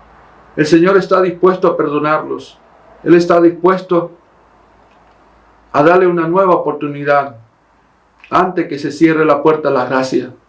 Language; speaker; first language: Spanish; native; Spanish